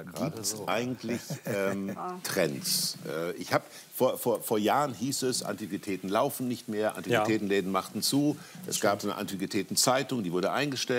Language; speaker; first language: German; native; German